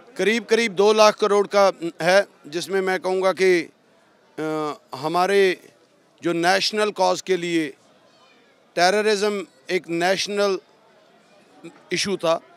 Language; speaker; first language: Hindi; non-native, local second language; Punjabi